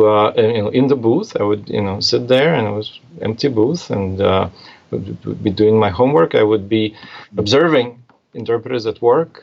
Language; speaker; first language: English; non-native, fluent; Russian